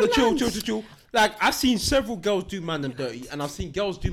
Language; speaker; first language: English; native; English